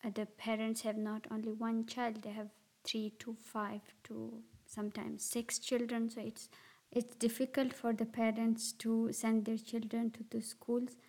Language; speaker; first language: English; non-native, local second language; Pashto